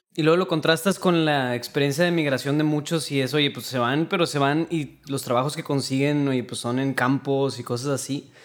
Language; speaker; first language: Spanish; native; Spanish